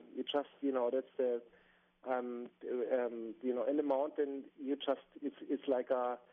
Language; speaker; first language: English; non-native, fluent; German